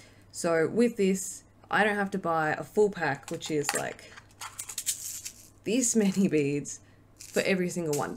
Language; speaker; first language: English; native; English